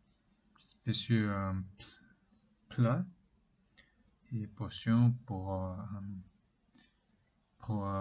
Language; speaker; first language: French; non-native, learner; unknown